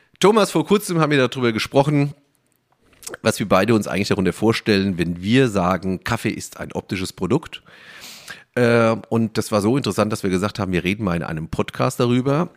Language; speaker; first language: German; native; German